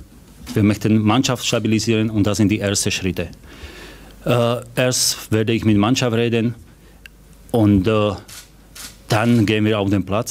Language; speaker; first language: German; non-native, fluent; Slovak